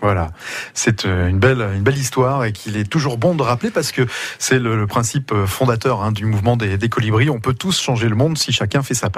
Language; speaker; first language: French; native; French